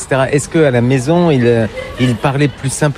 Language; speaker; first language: French; native; French